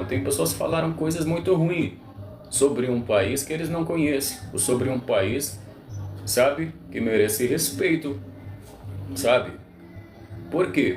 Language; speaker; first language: Portuguese; non-native, local second language; Arabic